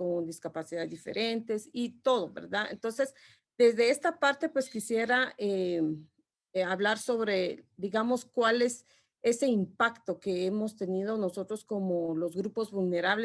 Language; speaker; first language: Spanish; non-native, local second language; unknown